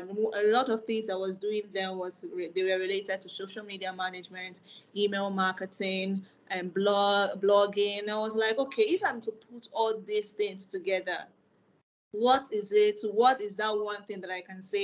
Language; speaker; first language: English; non-native, local second language; Igbo